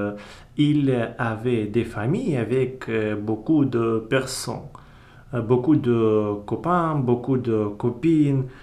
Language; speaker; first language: French; non-native, learner; Russian